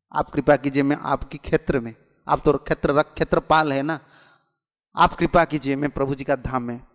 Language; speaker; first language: Hindi; non-native, local second language; Odia